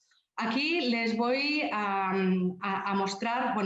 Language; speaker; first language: Spanish; native; Spanish